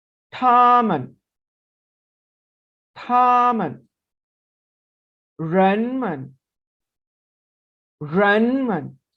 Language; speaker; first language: Chinese; non-native, fluent; Urdu